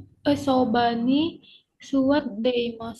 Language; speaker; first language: Japanese; non-native, learner; Indonesian